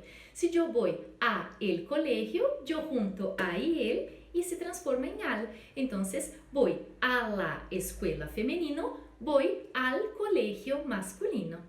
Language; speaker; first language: Spanish; non-native, fluent; Portuguese